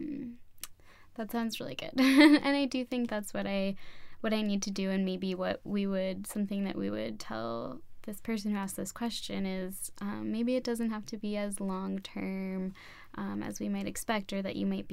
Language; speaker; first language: English; native; English